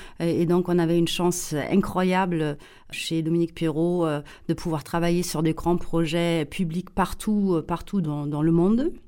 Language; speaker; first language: French; non-native, fluent; German